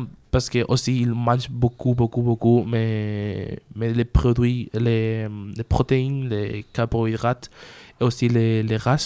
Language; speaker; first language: French; non-native, learner; Spanish